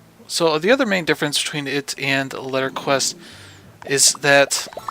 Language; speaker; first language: English; native; English